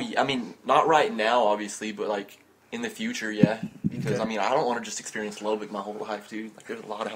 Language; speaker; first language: English; native; English